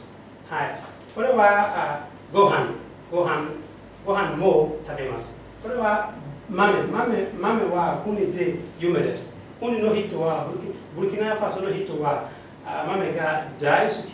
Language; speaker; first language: Japanese; non-native, learner; Mossi